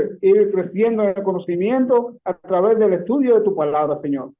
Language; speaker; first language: Spanish; native; Spanish